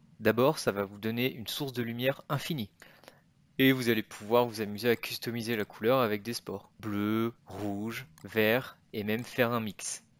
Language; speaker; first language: French; native; French